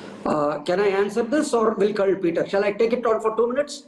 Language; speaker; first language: English; non-native, local second language; Tamil